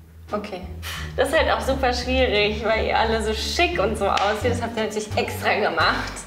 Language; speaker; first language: German; early bilingual, other home language; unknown